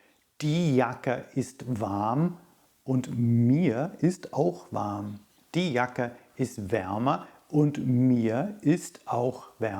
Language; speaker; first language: German; non-native, fluent; English